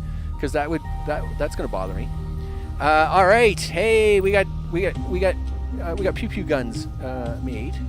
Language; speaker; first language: English; native; English